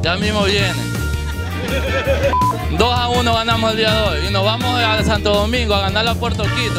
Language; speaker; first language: Spanish; native; Spanish